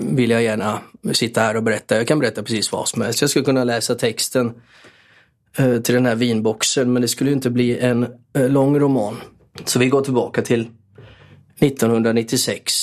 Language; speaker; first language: Swedish; native; Swedish